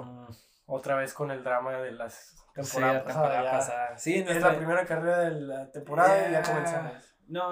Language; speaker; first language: Spanish; native; Spanish